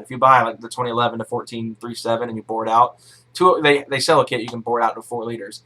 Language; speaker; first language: English; native; English